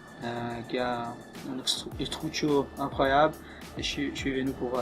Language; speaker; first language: French; non-native, fluent; Portuguese